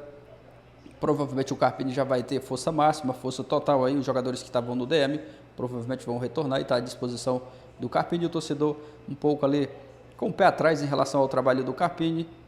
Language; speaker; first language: Portuguese; native; Portuguese